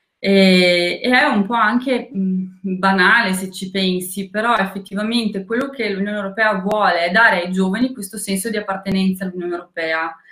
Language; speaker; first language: Italian; non-native, fluent; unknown